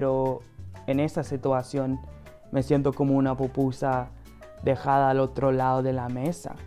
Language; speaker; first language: Spanish; non-native, fluent; English